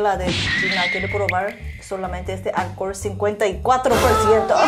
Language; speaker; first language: Spanish; non-native, learner; Korean